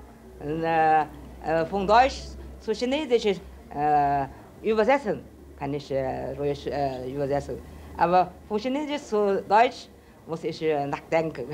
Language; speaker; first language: German; non-native, learner; Chinese